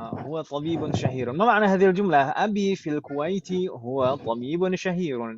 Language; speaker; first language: Arabic; non-native, fluent; Indonesian